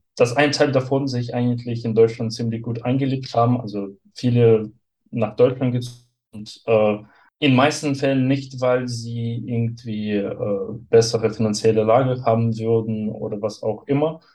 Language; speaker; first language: German; non-native, fluent; Russian